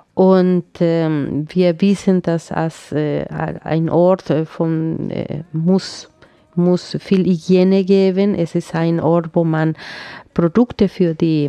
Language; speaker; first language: German; non-native, fluent; Spanish